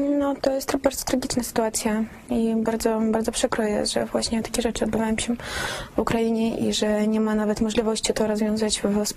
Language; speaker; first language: Polish; non-native, fluent; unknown